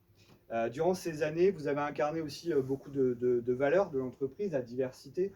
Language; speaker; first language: French; native; French